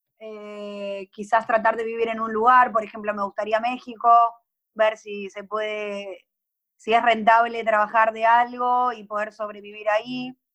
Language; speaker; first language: Spanish; native; Spanish